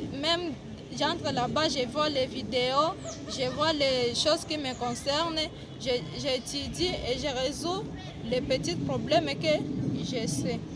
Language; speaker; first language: French; non-native, learner; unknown